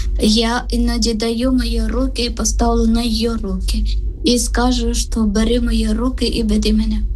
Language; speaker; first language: Ukrainian; non-native, learner; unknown